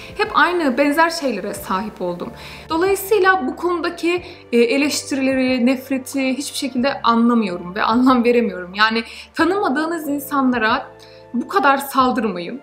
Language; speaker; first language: Turkish; early bilingual, heritage; Turkish